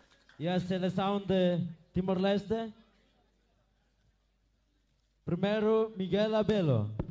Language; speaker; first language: Portuguese; non-native, local second language; Tetum